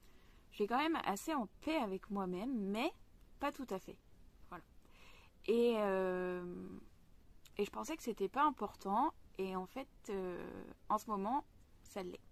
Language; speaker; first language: French; native; French